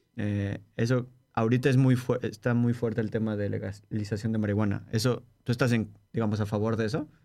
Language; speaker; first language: Spanish; native; Spanish